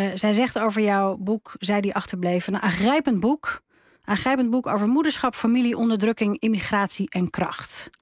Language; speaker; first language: Dutch; native; Dutch